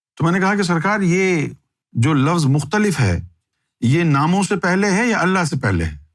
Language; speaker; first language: Urdu; native; Urdu